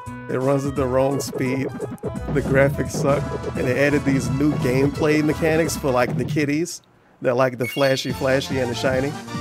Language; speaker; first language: English; native; English